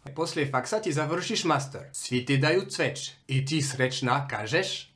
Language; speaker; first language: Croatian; non-native, learner; French